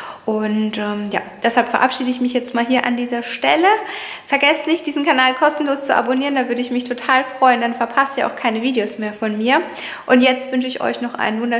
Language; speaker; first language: German; native; German